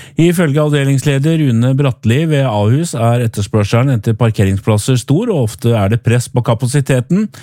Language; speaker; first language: Norwegian; native; Norwegian